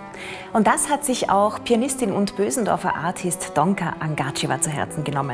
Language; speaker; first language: German; native; German